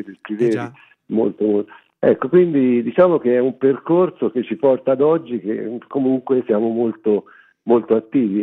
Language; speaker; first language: Italian; native; Italian